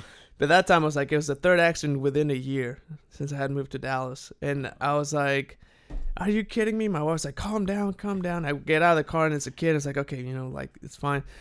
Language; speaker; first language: English; non-native, fluent; Spanish